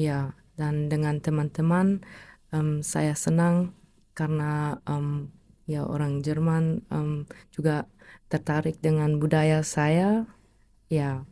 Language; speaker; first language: Indonesian; non-native, learner; German